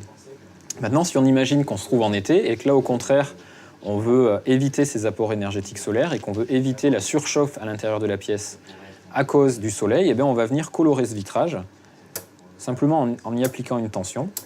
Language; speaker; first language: French; native; French